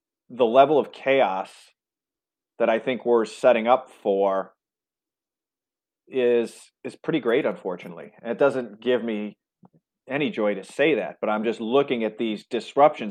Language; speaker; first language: English; native; English